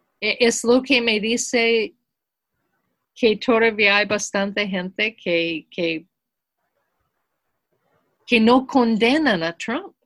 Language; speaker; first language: Spanish; non-native, fluent; English